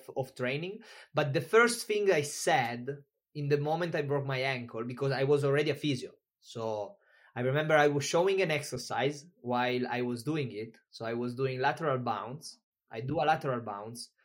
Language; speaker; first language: English; non-native, fluent; Italian